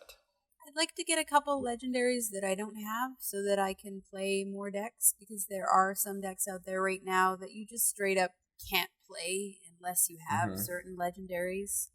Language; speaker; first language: English; native; English